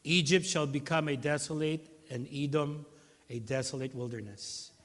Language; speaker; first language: English; non-native, local second language; Filipino